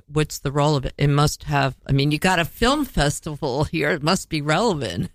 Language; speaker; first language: English; native; English